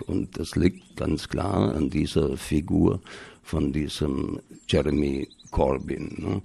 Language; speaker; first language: German; native; German